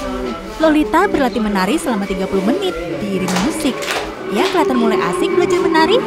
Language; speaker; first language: Indonesian; native; Indonesian